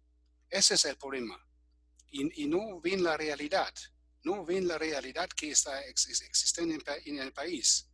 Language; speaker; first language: Spanish; non-native, fluent; German